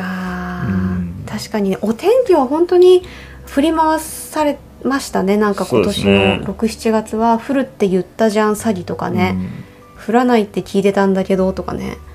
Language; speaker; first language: Japanese; native; Japanese